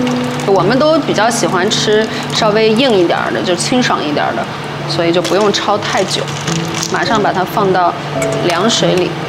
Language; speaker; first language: Chinese; native; Chinese